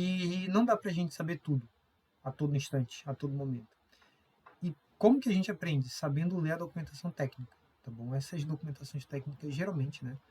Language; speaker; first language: Portuguese; native; Portuguese